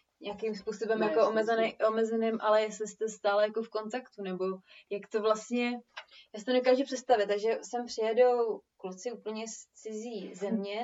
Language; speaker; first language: Czech; native; Czech